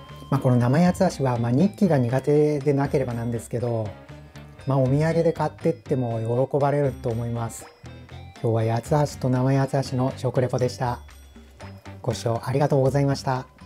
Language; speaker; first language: Japanese; native; Japanese